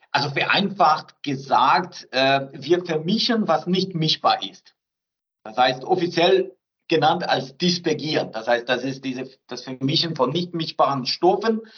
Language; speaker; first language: German; non-native, fluent; Portuguese